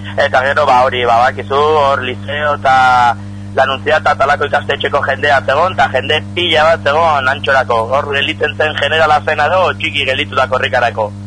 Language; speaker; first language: Basque; native; Basque